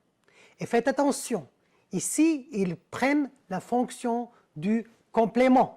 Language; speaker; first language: French; non-native, fluent; Arabic